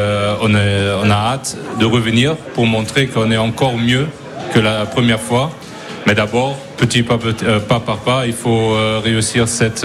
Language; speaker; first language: French; non-native, fluent; German